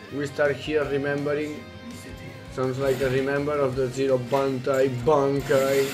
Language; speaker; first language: English; non-native, fluent; Spanish